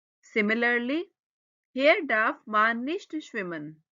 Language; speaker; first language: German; non-native, fluent; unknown